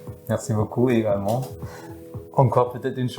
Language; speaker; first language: French; non-native, fluent; German